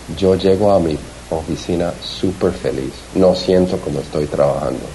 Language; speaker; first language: Spanish; early bilingual, heritage; Spanish